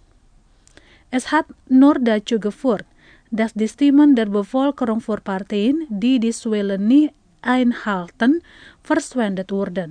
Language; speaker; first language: German; non-native, fluent; Indonesian